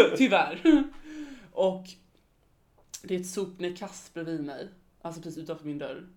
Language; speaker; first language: Swedish; native; Swedish